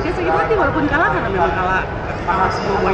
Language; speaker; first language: Indonesian; native; Indonesian